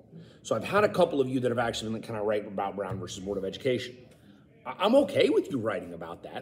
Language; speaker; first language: English; native; English